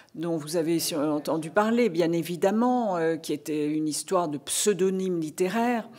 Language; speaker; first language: French; native; French